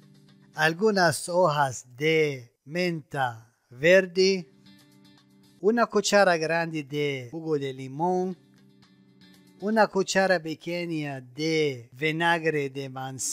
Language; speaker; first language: Spanish; non-native, fluent; Arabic